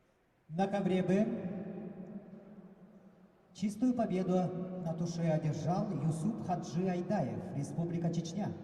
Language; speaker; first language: Russian; native; Russian